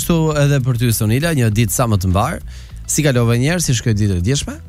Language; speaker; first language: Albanian; native; Albanian